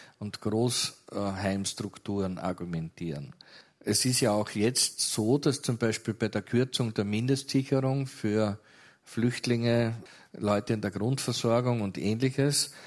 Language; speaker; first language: German; native; German